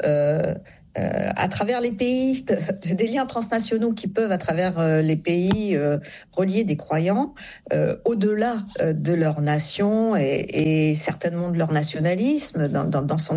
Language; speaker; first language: French; native; French